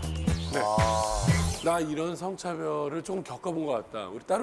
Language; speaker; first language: Korean; native; Korean